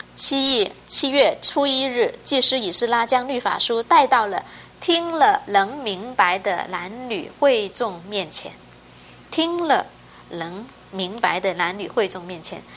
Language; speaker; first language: Chinese; non-native, local second language; Cantonese